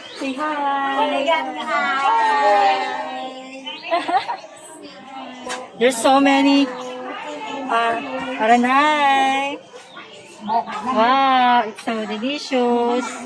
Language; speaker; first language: English; non-native, local second language; Filipino